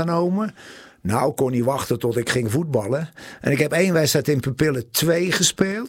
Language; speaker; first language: Dutch; native; Dutch